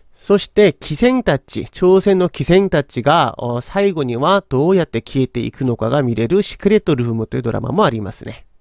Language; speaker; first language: Japanese; non-native, fluent; Korean